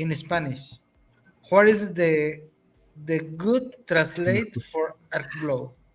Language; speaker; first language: English; non-native, learner; Spanish